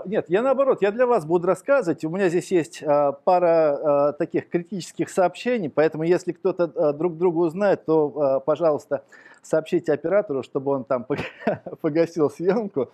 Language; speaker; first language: Russian; native; Russian